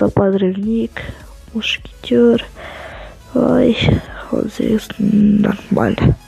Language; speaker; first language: Russian; non-native, local second language; Kazakh